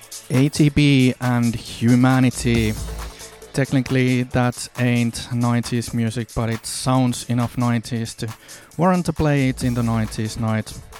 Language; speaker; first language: English; non-native, fluent; Finnish